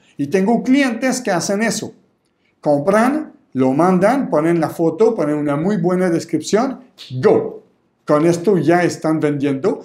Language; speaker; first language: Spanish; non-native, fluent; French